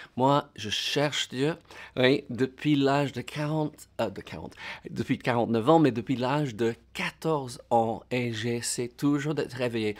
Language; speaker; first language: French; non-native, fluent; English